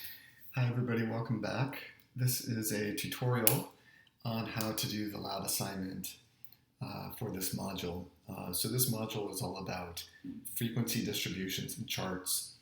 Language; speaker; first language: English; native; English